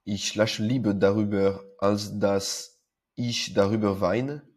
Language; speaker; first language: German; non-native, learner; French